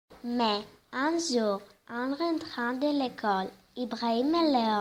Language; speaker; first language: French; non-native, learner; Greek